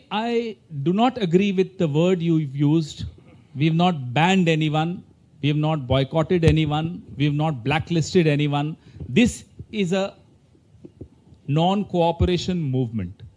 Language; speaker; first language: English; non-native, local second language; Hindi